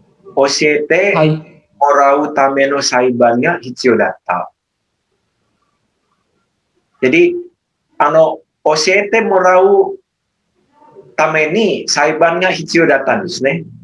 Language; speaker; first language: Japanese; non-native, fluent; Indonesian